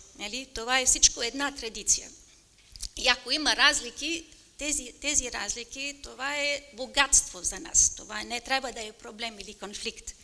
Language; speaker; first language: Bulgarian; non-native, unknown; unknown